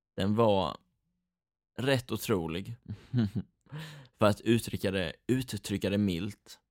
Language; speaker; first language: Swedish; native; Swedish